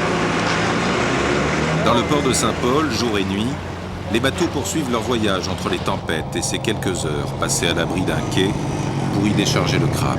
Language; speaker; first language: French; native; French